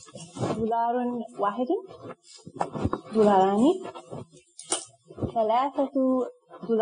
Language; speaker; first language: Arabic; non-native, learner; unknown